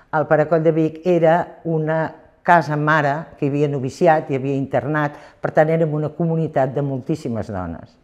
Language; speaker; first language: Catalan; native; Catalan